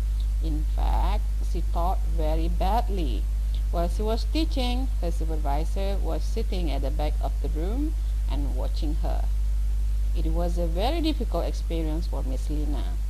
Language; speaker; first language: English; non-native, fluent; Indonesian